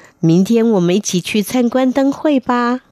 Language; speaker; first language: Chinese; non-native, fluent; Vietnamese